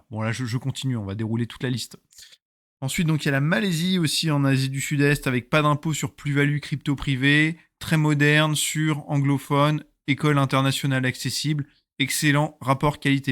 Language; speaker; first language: French; native; French